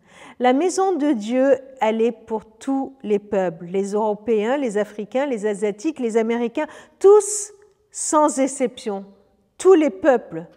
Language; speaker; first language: French; native; French